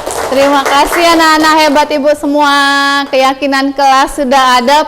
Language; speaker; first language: Indonesian; native; Indonesian